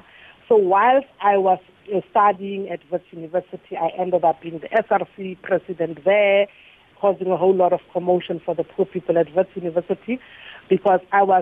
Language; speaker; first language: English; non-native, local second language; Tswana